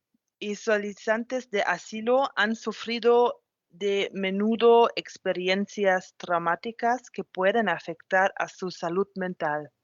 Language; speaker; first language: Spanish; non-native, fluent; German